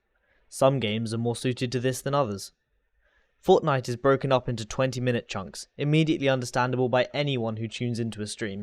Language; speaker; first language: English; native; English